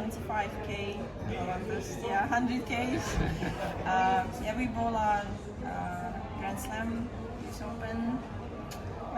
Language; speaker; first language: Estonian; non-native, learner; Russian